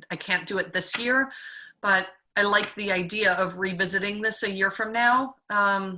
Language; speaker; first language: English; early bilingual, other home language; German